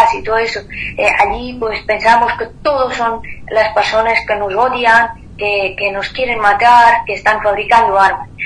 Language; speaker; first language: Spanish; non-native, fluent; Persian